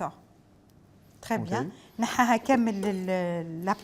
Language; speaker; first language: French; non-native, local second language; Arabic